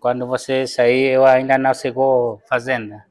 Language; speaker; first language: Portuguese; non-native, learner; Vietnamese